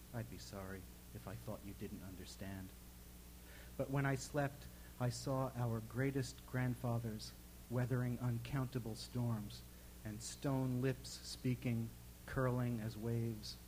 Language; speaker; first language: English; native; English